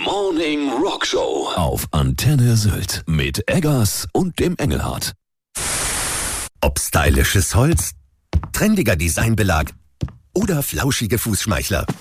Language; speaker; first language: German; native; German